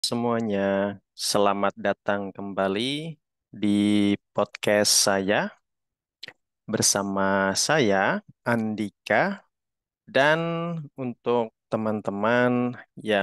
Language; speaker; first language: Indonesian; native; Indonesian